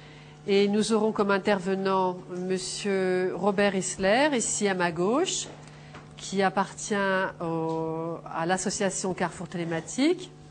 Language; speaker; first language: French; native; French